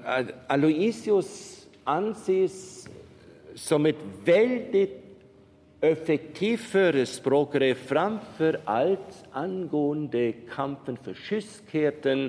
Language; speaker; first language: Swedish; non-native, fluent; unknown